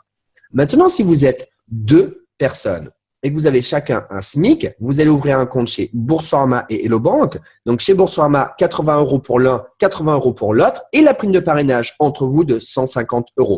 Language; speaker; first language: French; native; French